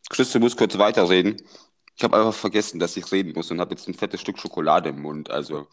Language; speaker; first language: German; early bilingual, other home language; Croatian